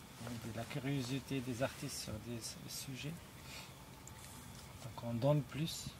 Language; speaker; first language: French; non-native, local second language; Arabic